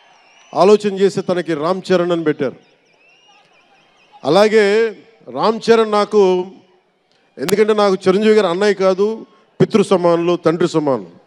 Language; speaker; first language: Telugu; native; Telugu